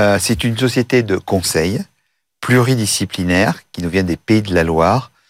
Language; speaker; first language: French; native; French